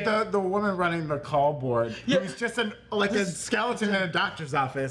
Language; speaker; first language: English; native; English